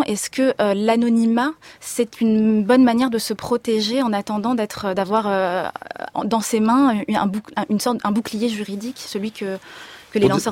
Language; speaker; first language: French; native; French